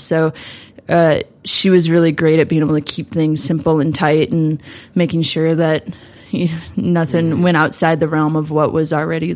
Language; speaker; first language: English; native; English